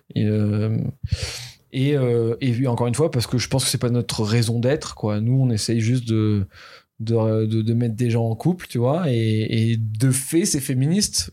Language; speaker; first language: French; native; French